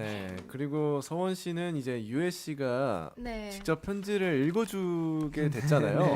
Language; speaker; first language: Korean; native; Korean